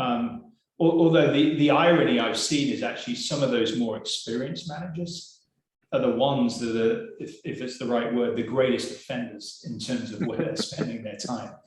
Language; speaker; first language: English; native; English